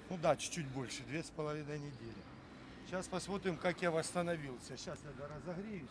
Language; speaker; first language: Russian; native; Russian